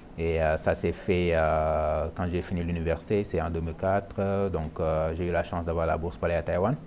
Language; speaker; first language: French; non-native, local second language; Wolof